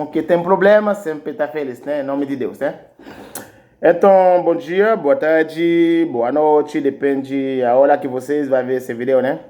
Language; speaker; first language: Portuguese; non-native, learner; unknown